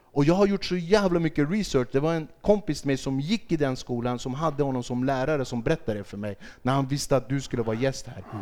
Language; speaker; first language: Swedish; early bilingual, other home language; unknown